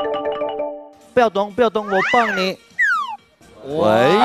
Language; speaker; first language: Chinese; non-native, learner; Turkish